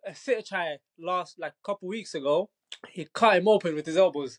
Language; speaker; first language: English; non-native, local second language; Bangla